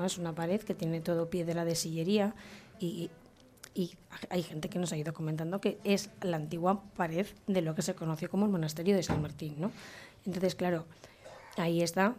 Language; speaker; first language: Spanish; native; Spanish